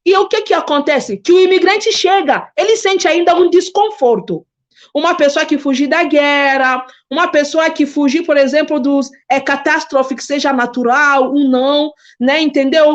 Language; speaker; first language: Portuguese; non-native, fluent; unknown